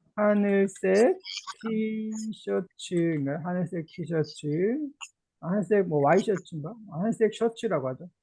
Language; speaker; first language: Korean; native; Korean